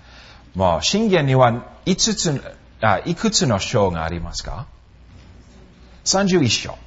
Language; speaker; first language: Japanese; non-native, fluent; English